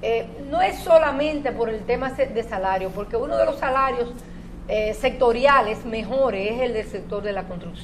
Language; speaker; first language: Spanish; native; Spanish